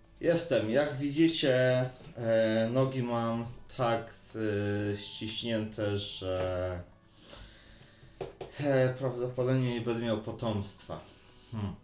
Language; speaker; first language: Polish; native; Polish